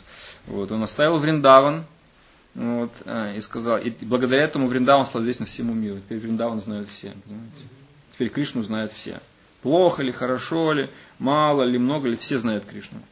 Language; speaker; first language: Russian; native; Russian